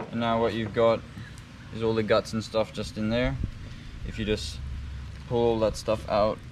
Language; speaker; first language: English; non-native, fluent; Indonesian